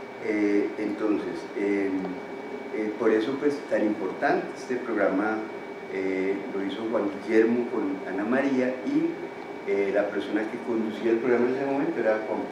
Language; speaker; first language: Spanish; native; Spanish